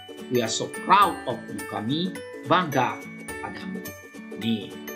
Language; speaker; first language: English; non-native, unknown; Indonesian